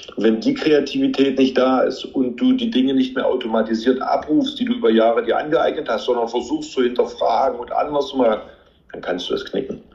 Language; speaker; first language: German; native; German